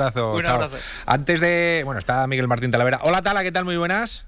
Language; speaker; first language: Spanish; native; Spanish